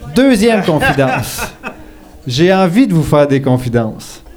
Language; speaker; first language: French; native; French